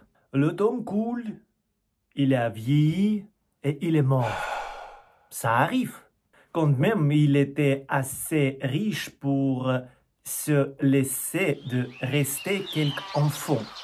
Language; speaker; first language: French; non-native, learner; Russian